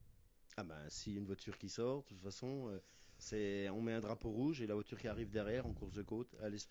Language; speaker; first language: French; native; French